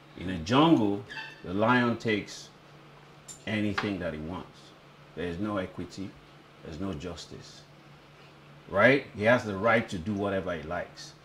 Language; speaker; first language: English; non-native, local second language; Yoruba